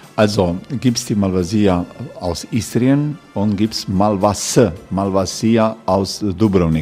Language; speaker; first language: German; non-native, learner; Croatian